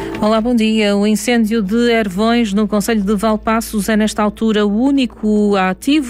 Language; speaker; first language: Portuguese; native; Portuguese